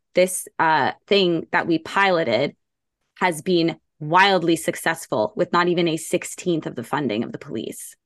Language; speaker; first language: English; native; English